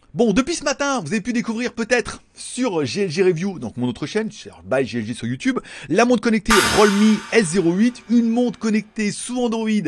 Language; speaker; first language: French; native; French